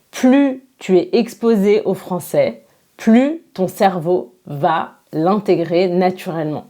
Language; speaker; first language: French; native; French